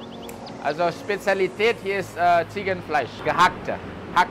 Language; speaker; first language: German; non-native, fluent; Balinese